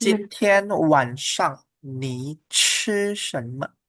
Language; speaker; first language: Chinese; non-native, fluent; Indonesian